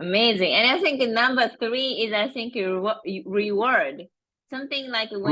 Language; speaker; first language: English; non-native, fluent; Japanese